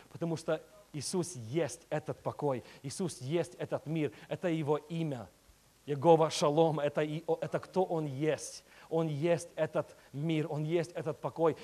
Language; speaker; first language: Russian; early bilingual, heritage; Russian